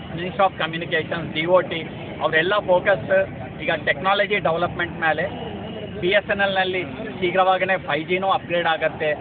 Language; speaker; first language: Kannada; native; Kannada